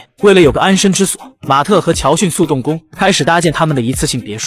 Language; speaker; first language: Chinese; native; Chinese